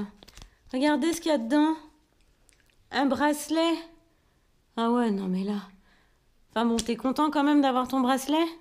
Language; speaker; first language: French; native; French